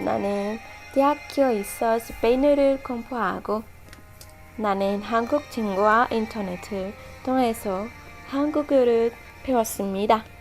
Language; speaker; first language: Korean; non-native, learner; Arabic